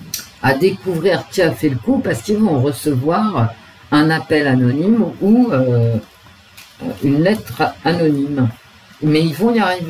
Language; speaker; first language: French; native; French